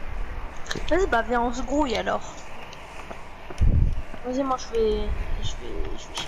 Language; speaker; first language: French; native; French